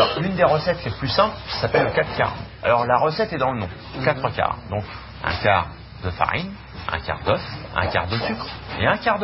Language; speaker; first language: French; native; French